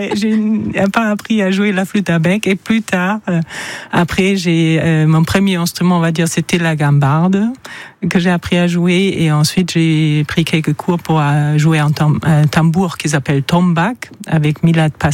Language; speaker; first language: French; non-native, fluent; German